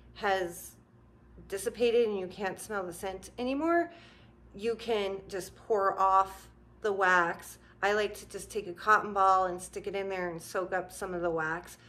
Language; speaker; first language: English; native; English